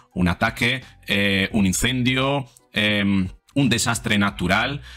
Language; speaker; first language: Spanish; non-native, fluent; Italian